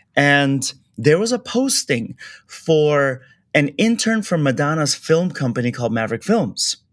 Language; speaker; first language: English; early bilingual, other home language; Persian